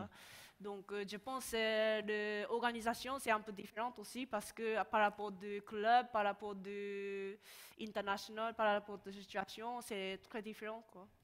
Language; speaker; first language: French; non-native, learner; Japanese